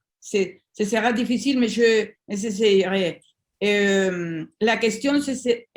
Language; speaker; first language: French; non-native, learner; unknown